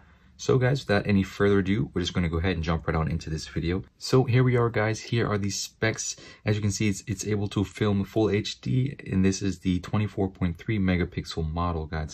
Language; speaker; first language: English; native; English